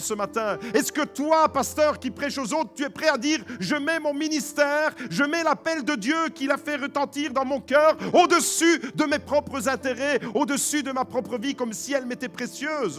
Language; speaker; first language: French; native; French